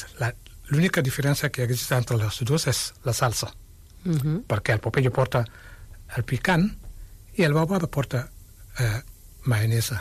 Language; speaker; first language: Catalan; non-native, fluent; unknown